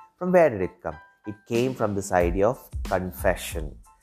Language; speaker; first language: English; non-native, local second language; Malayalam